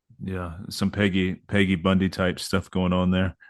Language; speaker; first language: English; native; English